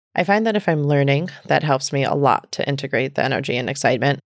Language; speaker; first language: English; native; English